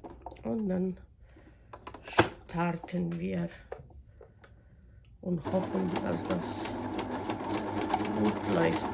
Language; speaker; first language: German; non-native, fluent; Croatian